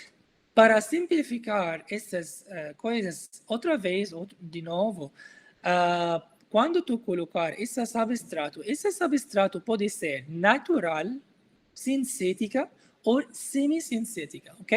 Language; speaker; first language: Portuguese; non-native, learner; Arabic